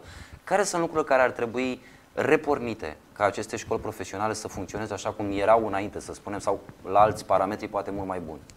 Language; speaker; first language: Romanian; native; Romanian